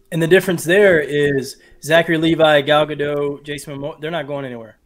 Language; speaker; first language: English; native; English